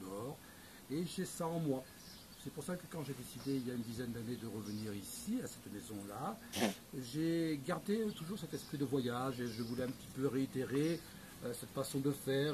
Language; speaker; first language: French; native; French